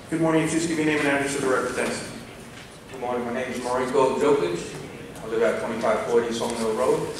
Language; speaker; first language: English; native; English